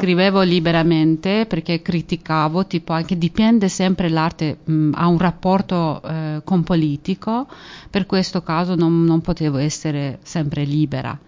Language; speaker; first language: Italian; non-native, fluent; Persian